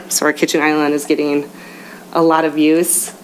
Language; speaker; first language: English; native; English